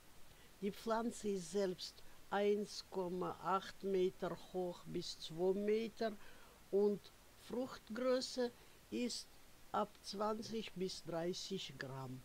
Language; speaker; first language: German; non-native, fluent; Russian